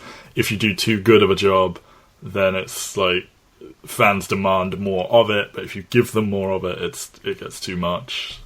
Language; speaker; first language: English; native; English